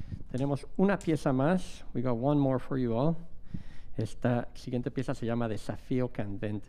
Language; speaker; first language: Spanish; native; Spanish